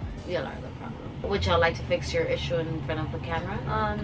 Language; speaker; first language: English; early bilingual, other home language; Spanish